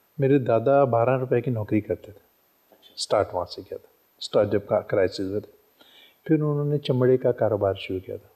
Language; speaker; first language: Urdu; non-native, local second language; Punjabi